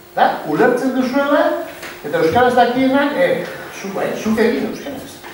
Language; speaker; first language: Basque; native; Basque